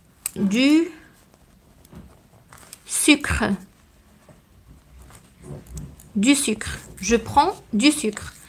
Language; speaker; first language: French; non-native, local second language; Arabic